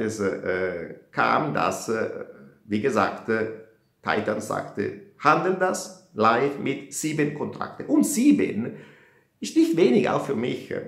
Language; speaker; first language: German; non-native, fluent; Italian